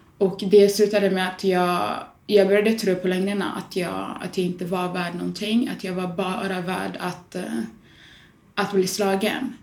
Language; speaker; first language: Swedish; early bilingual, other home language; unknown